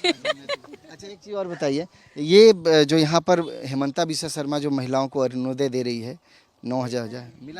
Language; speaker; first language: Hindi; native; Hindi